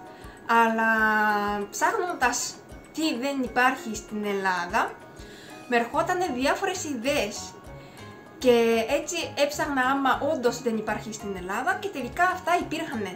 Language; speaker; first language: Greek; non-native, fluent; Japanese